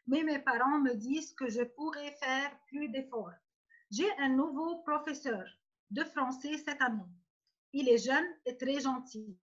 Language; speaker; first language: French; non-native, fluent; Arabic